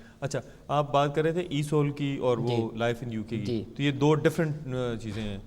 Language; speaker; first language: Urdu; native; Urdu